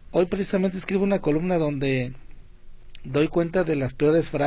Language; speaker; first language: Spanish; native; Spanish